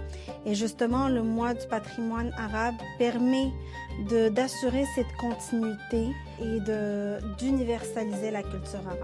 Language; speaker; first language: French; non-native, local second language; Arabic